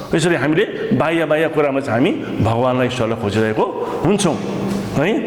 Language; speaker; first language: Nepali; native; Nepali